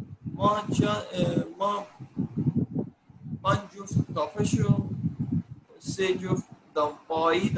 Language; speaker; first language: Persian; non-native, learner; Urdu